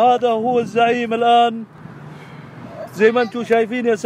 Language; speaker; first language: Arabic; native; Arabic